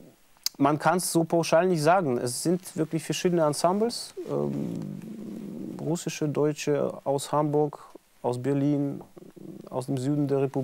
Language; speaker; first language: German; non-native, fluent; Russian